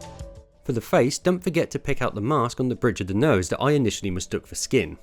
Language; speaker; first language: English; native; English